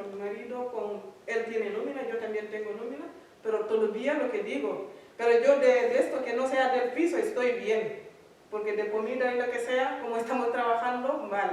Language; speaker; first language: Spanish; non-native, learner; Fula